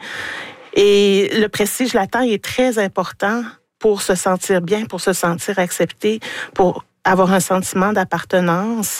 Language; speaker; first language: French; native; French